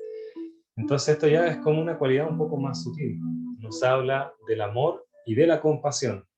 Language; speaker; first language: Spanish; native; Spanish